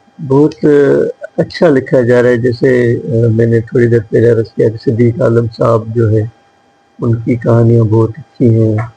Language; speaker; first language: Urdu; non-native, local second language; Sindhi